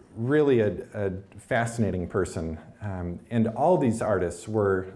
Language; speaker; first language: English; native; English